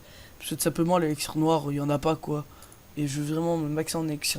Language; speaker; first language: French; native; French